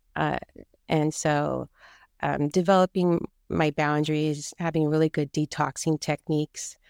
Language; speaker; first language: English; native; English